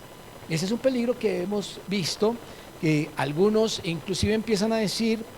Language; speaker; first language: Spanish; native; Spanish